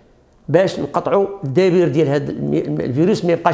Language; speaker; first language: Arabic; native; Arabic